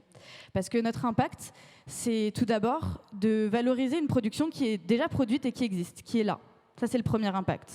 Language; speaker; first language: French; native; French